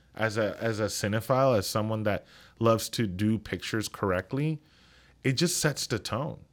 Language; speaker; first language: English; non-native, fluent; Spanish